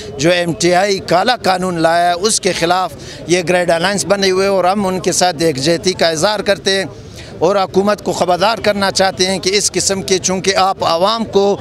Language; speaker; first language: Urdu; non-native, local second language; Pashto